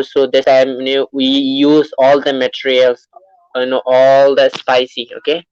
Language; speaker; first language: English; non-native, learner; Bangla